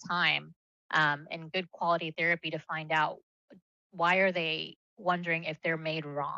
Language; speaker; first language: English; early bilingual, other home language; Malayalam